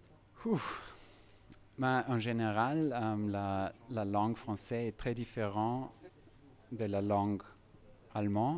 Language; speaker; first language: French; non-native, fluent; German